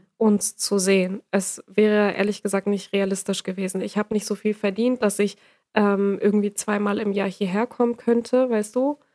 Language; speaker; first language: German; native; German